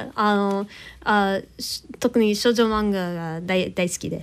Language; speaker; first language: Japanese; non-native, learner; English